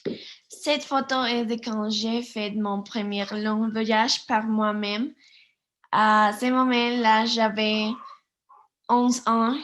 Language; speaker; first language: French; non-native, learner; Spanish